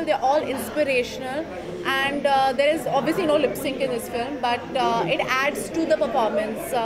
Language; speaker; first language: English; non-native, local second language; Hindi